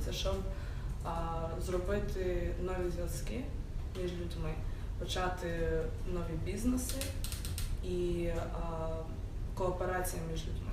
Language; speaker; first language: Ukrainian; non-native, local second language; English